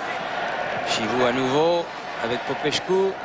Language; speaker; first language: French; native; French